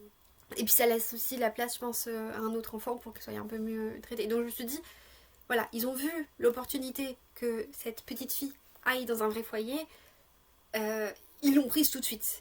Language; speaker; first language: French; native; French